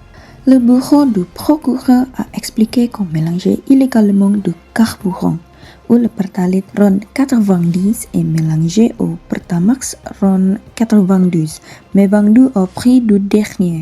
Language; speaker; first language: French; non-native, learner; Indonesian